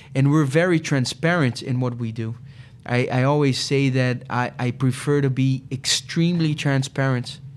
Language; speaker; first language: English; non-native, fluent; Portuguese